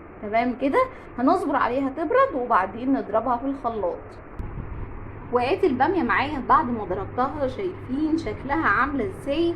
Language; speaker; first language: Arabic; native; Arabic